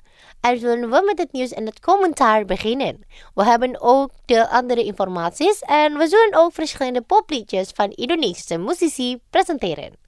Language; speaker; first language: Dutch; non-native, fluent; Indonesian